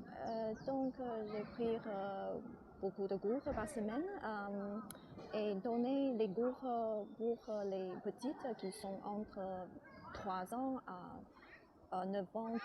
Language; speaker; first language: French; non-native, learner; Chinese